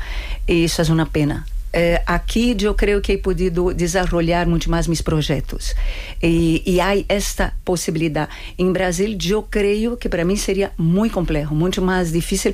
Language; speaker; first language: Spanish; non-native, fluent; Portuguese